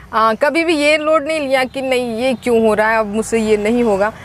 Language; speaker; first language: Hindi; native; Hindi